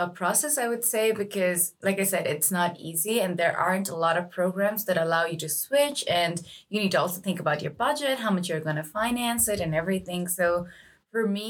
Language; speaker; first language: English; non-native, local second language; Nepali